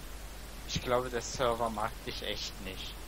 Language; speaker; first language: German; native; German